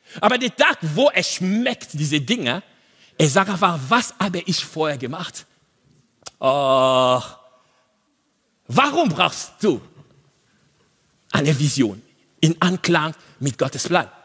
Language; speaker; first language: German; non-native, learner; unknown